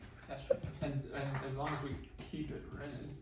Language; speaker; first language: English; native; English